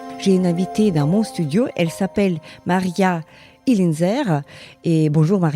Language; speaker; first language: French; non-native, fluent; Ukrainian